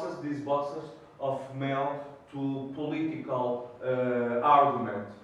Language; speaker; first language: English; non-native, learner; Portuguese